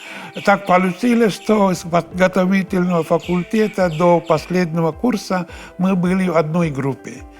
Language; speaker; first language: Russian; non-native, fluent; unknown